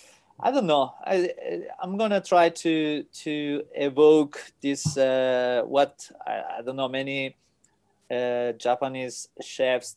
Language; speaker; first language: English; non-native, fluent; Spanish